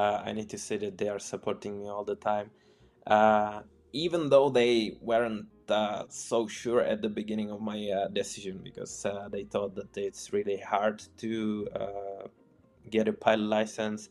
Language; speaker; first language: English; non-native, fluent; Czech